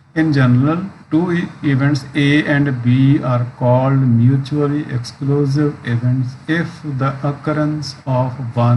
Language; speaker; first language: English; non-native, local second language; Punjabi